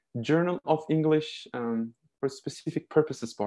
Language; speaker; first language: English; non-native, fluent; Uzbek